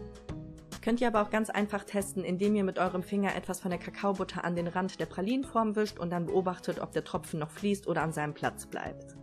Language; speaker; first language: German; native; German